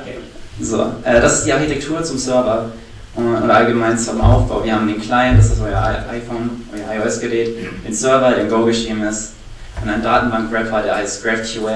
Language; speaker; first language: German; native; German